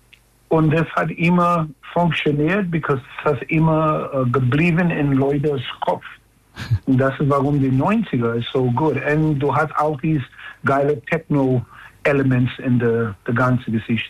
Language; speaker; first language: German; non-native, learner; English